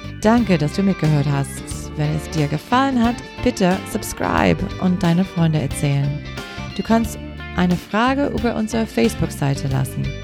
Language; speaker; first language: German; non-native, learner; English